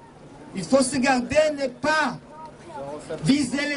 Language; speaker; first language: French; non-native, fluent; Hebrew